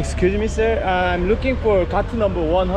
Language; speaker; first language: English; non-native, learner; Korean